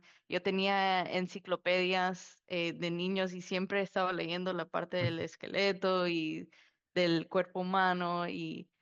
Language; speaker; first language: Spanish; early bilingual, heritage; Spanish